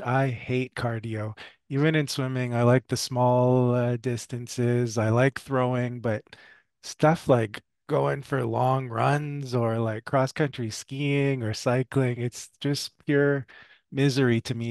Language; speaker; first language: English; early bilingual, other home language; French